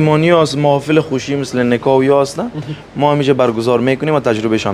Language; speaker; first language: Persian; native; Persian